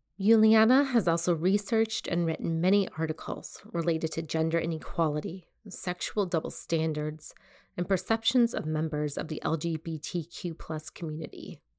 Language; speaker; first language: English; native; English